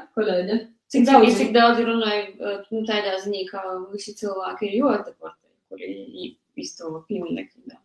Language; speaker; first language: Latvian; native; Latvian